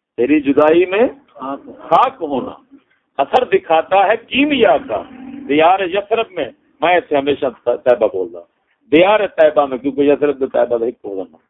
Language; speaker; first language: Urdu; non-native, local second language; Punjabi